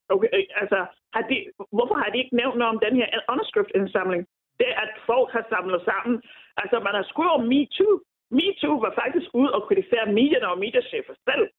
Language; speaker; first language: Danish; non-native, fluent; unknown